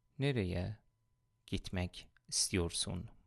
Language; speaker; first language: Turkish; non-native, fluent; Persian